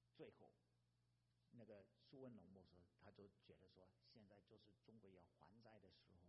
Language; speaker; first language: Chinese; non-native, fluent; English